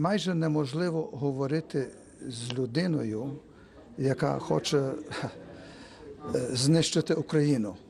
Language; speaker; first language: Ukrainian; early bilingual, heritage; Ukrainian